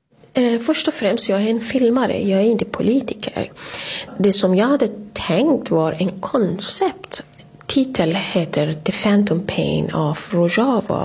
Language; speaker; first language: Swedish; non-native, fluent; Persian